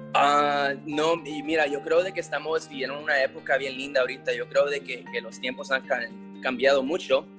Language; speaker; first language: Spanish; early bilingual, heritage; Spanish